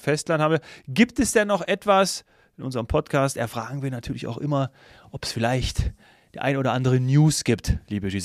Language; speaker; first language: German; native; German